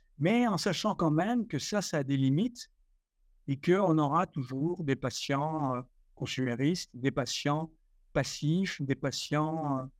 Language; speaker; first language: French; native; French